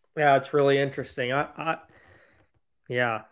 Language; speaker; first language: English; native; English